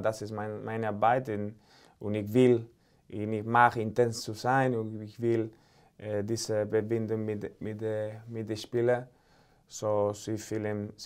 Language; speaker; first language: German; non-native, fluent; Spanish